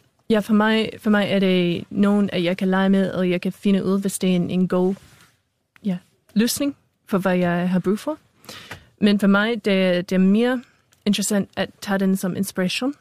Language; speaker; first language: Danish; non-native, fluent; English